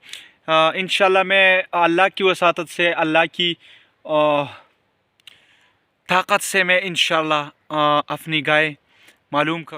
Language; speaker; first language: Hindi; non-native, local second language; Pashto